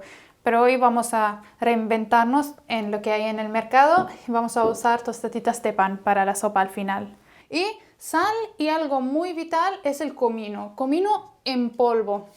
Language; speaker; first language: Spanish; non-native, fluent; Arabic